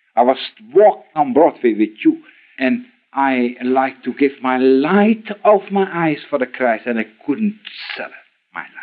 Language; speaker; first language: English; non-native, learner; Dutch